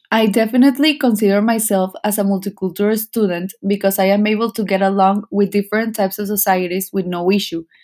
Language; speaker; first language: English; non-native, fluent; Spanish